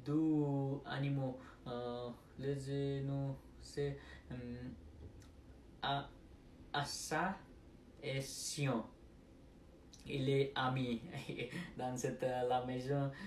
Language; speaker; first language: French; non-native, learner; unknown